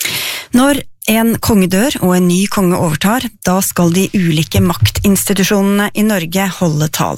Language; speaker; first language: Norwegian; native; Norwegian